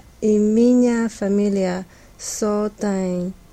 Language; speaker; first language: Portuguese; non-native, learner; Chinese